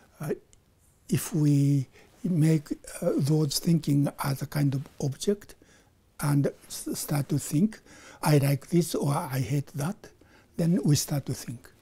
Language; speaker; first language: English; non-native, fluent; Japanese